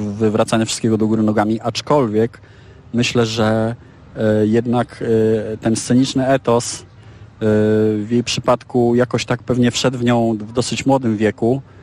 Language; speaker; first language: Polish; native; Polish